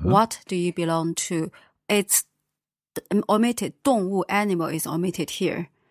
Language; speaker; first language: English; non-native, fluent; Chinese